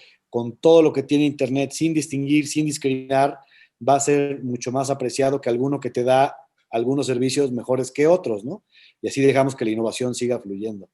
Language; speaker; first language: Spanish; native; Spanish